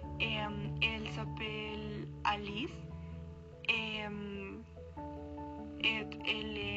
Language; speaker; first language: French; non-native, learner; Spanish